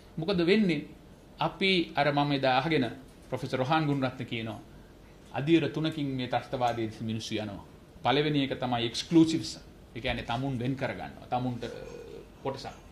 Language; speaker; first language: Sinhala; non-native, local second language; Tamil